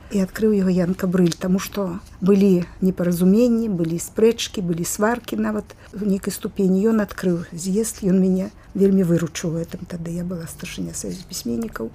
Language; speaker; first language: Belarusian; native; Belarusian